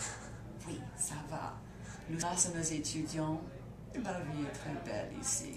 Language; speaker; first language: French; non-native, fluent; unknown